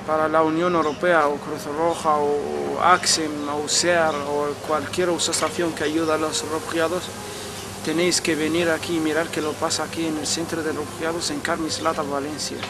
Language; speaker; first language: Spanish; non-native, learner; Arabic